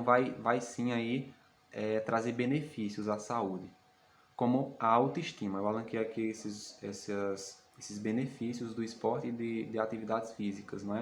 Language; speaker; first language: Portuguese; native; Portuguese